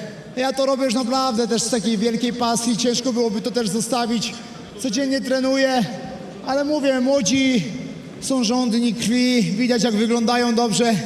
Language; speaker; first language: Polish; native; Polish